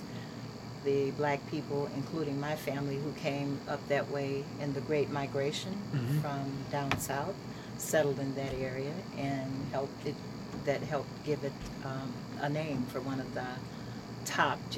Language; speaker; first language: English; native; English